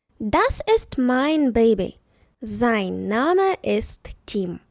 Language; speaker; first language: German; non-native, fluent; Ukrainian